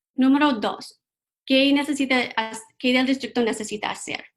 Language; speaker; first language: Spanish; non-native, learner; English